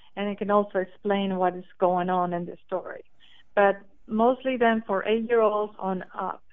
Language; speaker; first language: English; non-native, fluent; Spanish